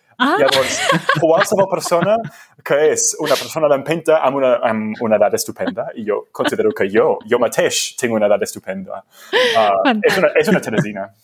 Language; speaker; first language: Catalan; non-native, fluent; English